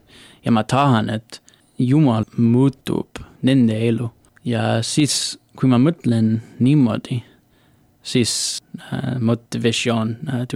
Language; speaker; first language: Estonian; non-native, learner; English